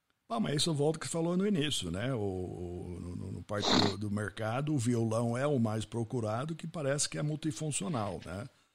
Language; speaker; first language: Portuguese; non-native, fluent; English